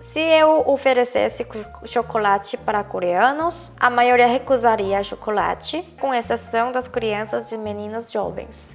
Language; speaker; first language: Portuguese; non-native, fluent; Korean